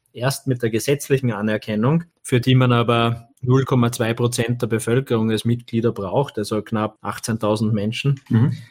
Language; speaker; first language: German; native; German